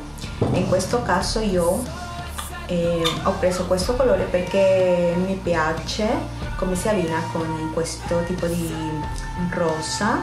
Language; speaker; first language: Italian; non-native, fluent; Spanish